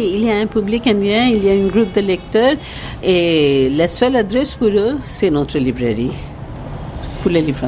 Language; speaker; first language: French; non-native, fluent; Bangla